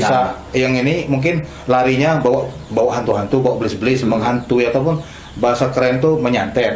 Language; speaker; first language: Malay; native; Malay